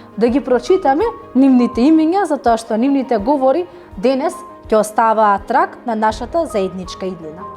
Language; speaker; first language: Macedonian; non-native, local second language; Romany